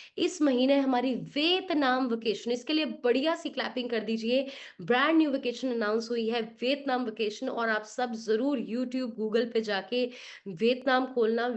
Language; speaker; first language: Hindi; non-native, local second language; Punjabi